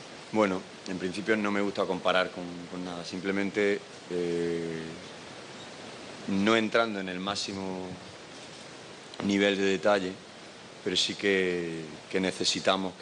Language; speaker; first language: Spanish; native; Spanish